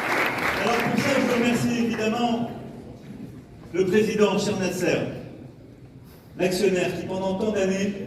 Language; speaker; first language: French; native; French